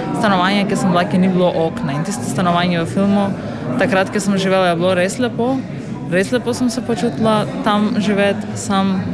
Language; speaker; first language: Slovenian; non-native, fluent; Macedonian